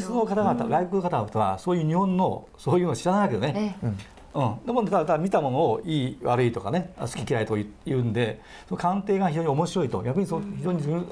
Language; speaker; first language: Japanese; native; Japanese